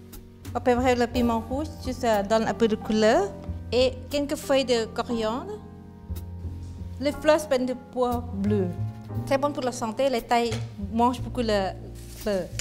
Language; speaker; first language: French; non-native, fluent; Thai